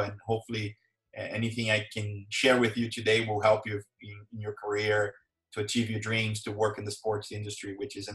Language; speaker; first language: English; non-native, fluent; Portuguese